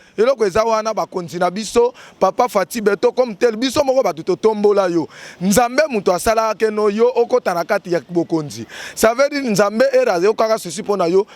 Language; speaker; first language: Lingala; native; Lingala